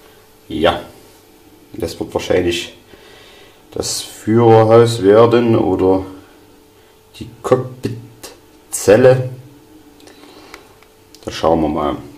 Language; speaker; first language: German; native; German